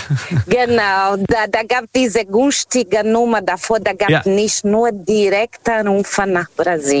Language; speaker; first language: German; non-native, fluent; Portuguese